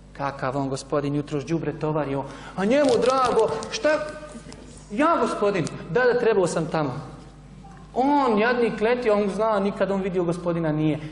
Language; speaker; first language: Bosnian; native; Bosnian